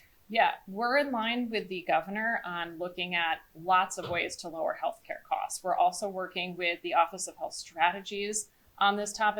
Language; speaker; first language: English; native; English